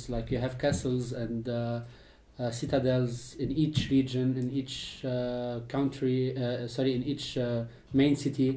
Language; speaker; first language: English; non-native, fluent; Arabic